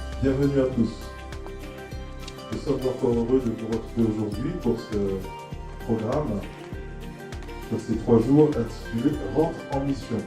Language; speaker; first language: French; native; French